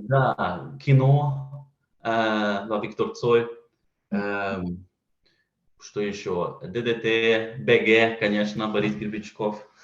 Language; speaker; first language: Russian; non-native, fluent; Swedish